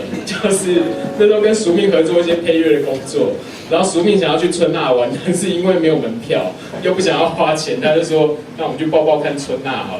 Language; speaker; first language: Chinese; native; Chinese